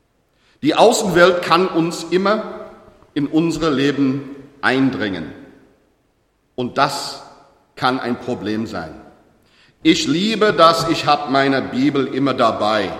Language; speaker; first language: German; non-native, learner; English